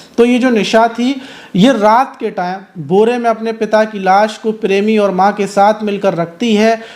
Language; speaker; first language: Hindi; native; Hindi